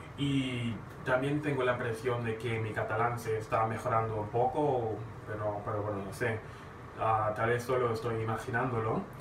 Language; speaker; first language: Spanish; non-native, learner; English